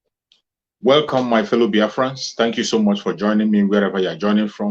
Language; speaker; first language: English; non-native, local second language; Igbo